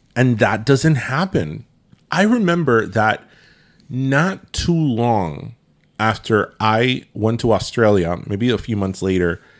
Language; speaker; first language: English; early bilingual, other home language; Spanish